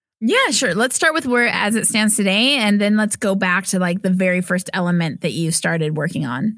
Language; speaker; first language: English; native; English